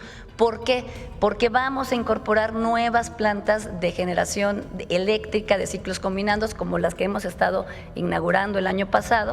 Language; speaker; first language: Spanish; native; Spanish